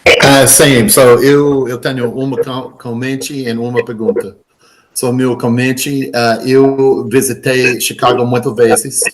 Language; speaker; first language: Portuguese; non-native, learner; English